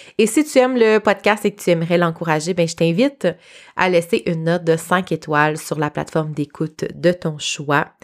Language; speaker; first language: French; native; French